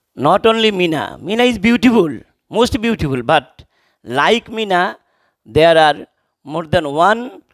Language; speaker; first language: English; non-native, local second language; Bangla